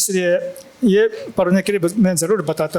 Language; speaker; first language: Hindi; non-native, fluent; Japanese